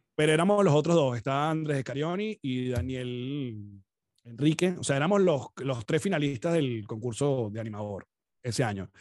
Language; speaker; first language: Spanish; native; Spanish